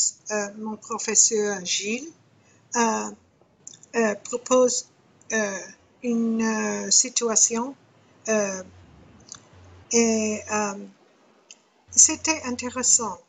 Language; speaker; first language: French; non-native, learner; English